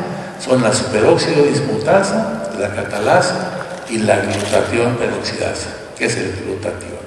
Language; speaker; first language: Spanish; native; Spanish